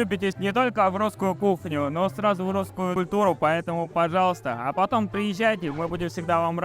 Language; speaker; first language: Russian; native; Russian